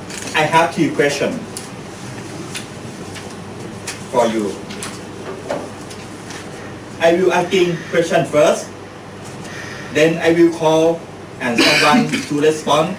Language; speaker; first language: English; non-native, learner; Thai